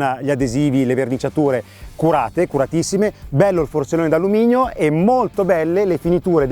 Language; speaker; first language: Italian; native; Italian